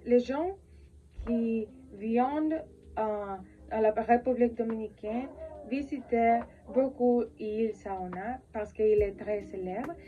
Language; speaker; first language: French; non-native, learner; Spanish